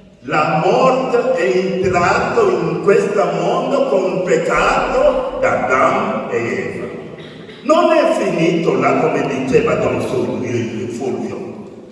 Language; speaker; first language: Italian; non-native, fluent; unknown